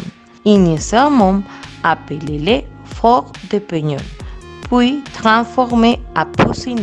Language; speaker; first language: French; non-native, learner; Spanish